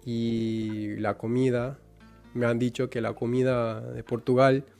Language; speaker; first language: Spanish; non-native, fluent; English